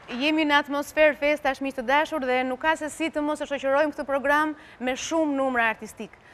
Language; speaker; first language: Albanian; native; Albanian